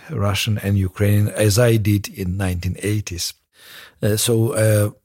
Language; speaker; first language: English; non-native, fluent; Russian